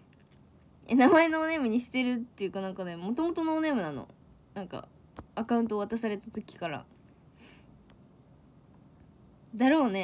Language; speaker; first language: Japanese; native; Japanese